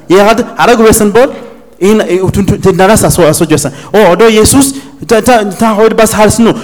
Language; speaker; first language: Mongolian; non-native, fluent; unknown